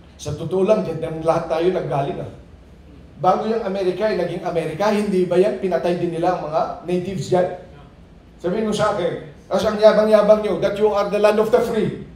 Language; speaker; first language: Filipino; non-native, local second language; Iloko